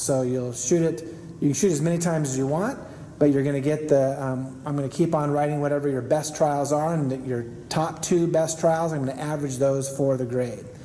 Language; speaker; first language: English; native; English